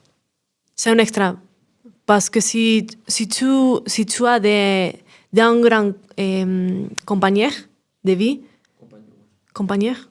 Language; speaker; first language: French; non-native, learner; Spanish